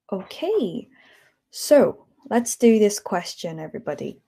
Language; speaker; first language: English; native; English